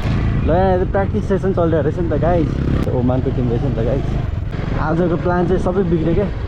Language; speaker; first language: Nepali; native; Nepali